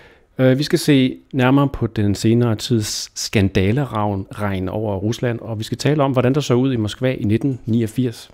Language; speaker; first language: Danish; native; Danish